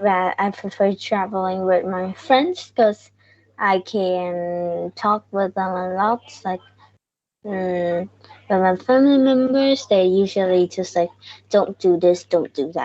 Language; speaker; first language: English; non-native, learner; Vietnamese